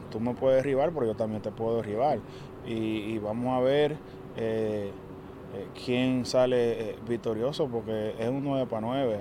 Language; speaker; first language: Spanish; native; Spanish